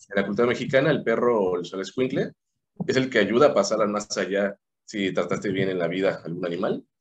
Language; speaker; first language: Spanish; native; Spanish